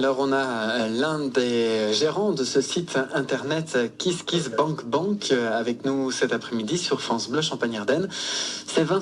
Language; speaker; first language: French; native; French